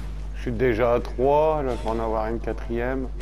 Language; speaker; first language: French; native; French